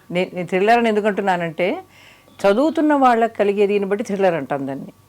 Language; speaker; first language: Telugu; native; Telugu